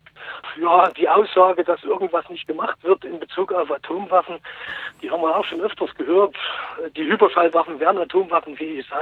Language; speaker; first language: German; native; German